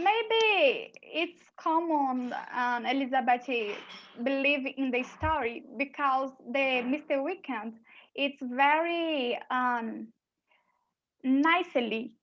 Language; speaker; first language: English; non-native, learner; Portuguese